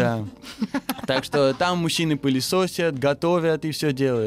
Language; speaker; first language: Russian; early bilingual, heritage; Russian